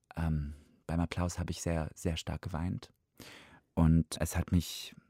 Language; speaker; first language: German; non-native, fluent; Russian